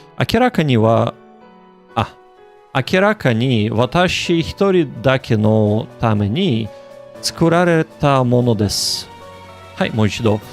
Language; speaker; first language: Japanese; non-native, learner; English